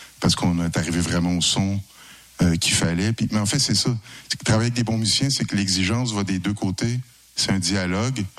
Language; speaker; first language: French; native; French